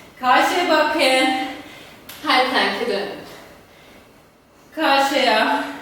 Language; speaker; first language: Turkish; non-native, fluent; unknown